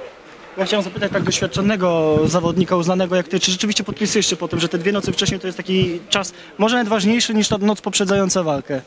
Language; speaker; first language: Polish; native; Polish